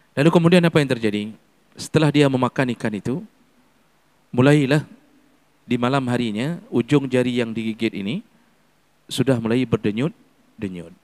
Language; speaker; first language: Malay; non-native, local second language; Achinese